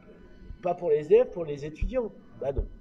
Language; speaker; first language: French; native; French